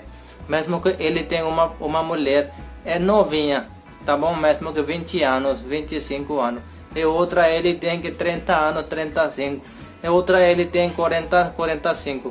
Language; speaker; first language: Portuguese; non-native, learner; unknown